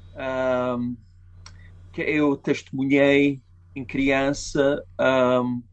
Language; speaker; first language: Portuguese; non-native, fluent; English